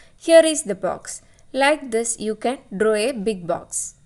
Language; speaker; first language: English; non-native, local second language; Malayalam